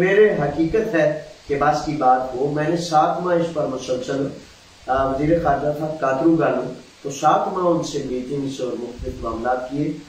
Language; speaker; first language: Urdu; non-native, local second language; Punjabi